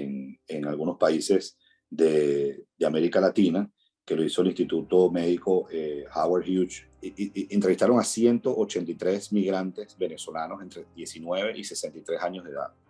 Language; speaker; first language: Spanish; native; Spanish